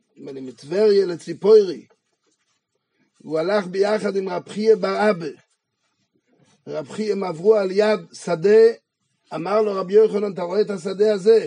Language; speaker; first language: Hebrew; non-native, fluent; French